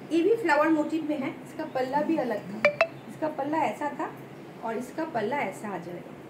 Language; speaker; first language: Hindi; non-native, local second language; Bangla